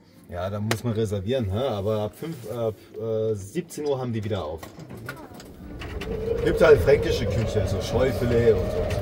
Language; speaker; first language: German; native; German